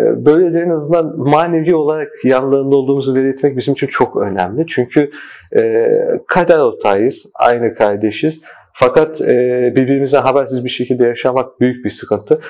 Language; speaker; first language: Turkish; early bilingual, heritage; Turkish